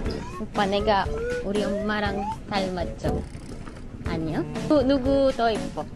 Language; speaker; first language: Korean; non-native, learner; Filipino